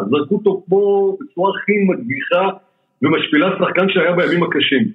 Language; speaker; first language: Hebrew; native; Hebrew